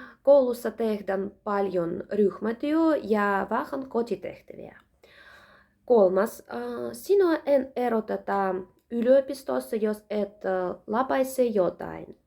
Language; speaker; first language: Finnish; non-native, learner; Russian